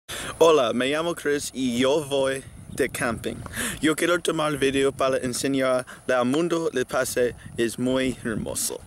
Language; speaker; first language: Spanish; non-native, learner; English